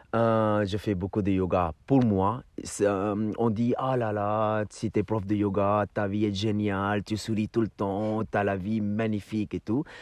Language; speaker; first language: French; non-native, fluent; Hindi